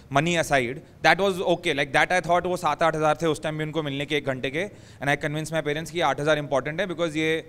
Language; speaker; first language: Hindi; native; Hindi